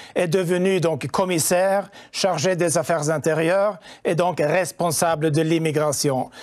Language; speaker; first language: French; non-native, fluent; Swedish